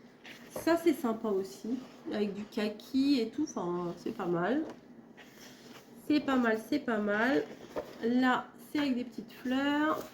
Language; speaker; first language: French; native; French